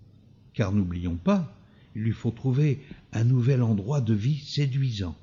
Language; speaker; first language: French; native; French